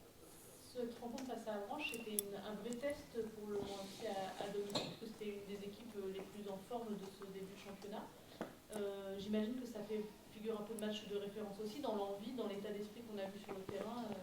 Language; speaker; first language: French; native; French